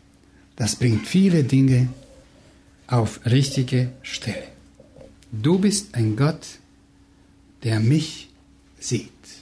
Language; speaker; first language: German; non-native, fluent; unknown